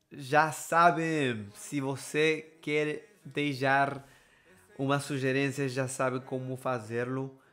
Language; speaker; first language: Portuguese; non-native, learner; Spanish